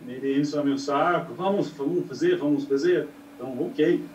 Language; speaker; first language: Portuguese; non-native, learner; English